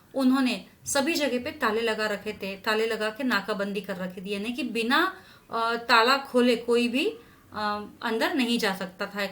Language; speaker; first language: Hindi; non-native, local second language; Marathi